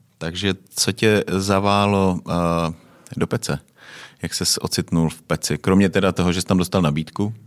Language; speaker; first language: Czech; native; Czech